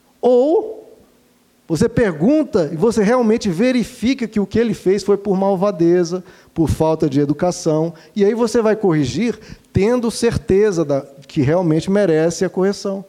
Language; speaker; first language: Portuguese; native; Portuguese